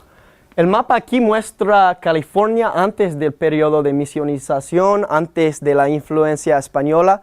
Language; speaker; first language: Spanish; non-native, fluent; English